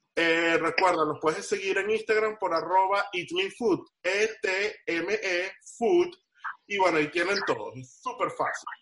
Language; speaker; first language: Spanish; native; Spanish